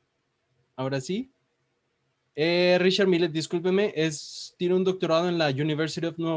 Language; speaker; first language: Spanish; native; Spanish